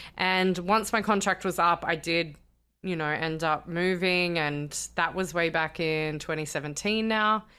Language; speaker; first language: English; native; English